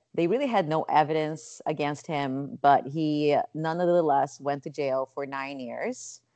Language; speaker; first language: English; non-native, fluent; Portuguese